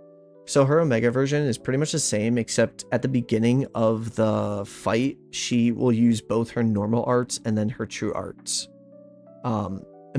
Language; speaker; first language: English; native; English